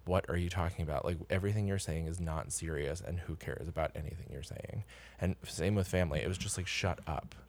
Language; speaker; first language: English; native; English